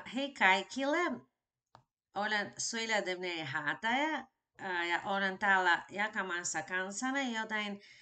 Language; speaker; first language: Finnish; non-native, fluent; Albanian